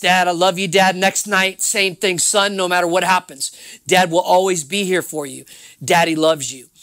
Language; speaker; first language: English; native; English